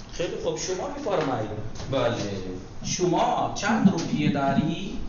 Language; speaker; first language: Persian; non-native, fluent; Urdu